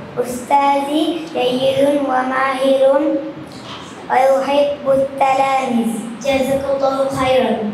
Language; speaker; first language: Arabic; non-native, learner; Bangla